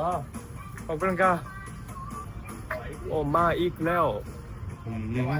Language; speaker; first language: Thai; non-native, learner; Japanese